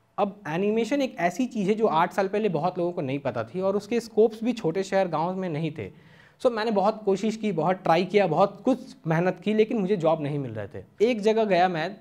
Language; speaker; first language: Hindi; native; Hindi